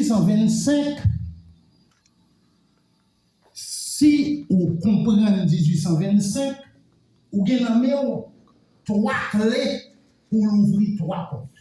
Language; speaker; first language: French; non-native, local second language; Haitian Creole